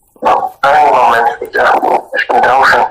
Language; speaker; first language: German; non-native, learner; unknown